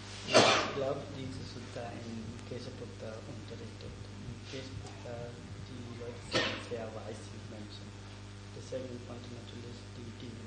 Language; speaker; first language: German; non-native, fluent; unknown